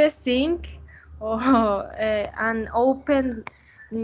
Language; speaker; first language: English; non-native, learner; Spanish